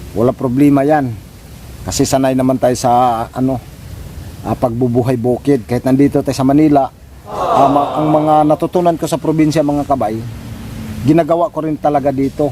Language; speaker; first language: Filipino; non-native, local second language; Cebuano